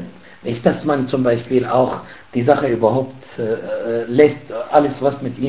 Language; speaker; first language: German; non-native, fluent; Arabic